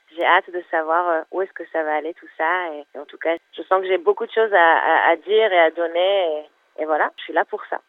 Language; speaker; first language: French; non-native, fluent; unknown